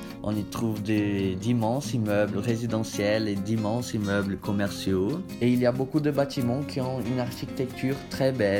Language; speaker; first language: French; non-native, fluent; Portuguese